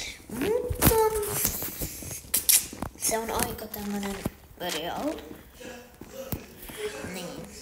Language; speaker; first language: Finnish; early bilingual, other home language; Russian